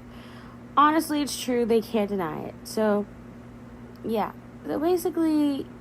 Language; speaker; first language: English; native; English